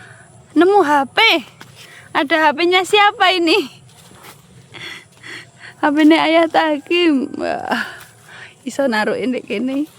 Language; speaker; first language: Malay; non-native, local second language; Javanese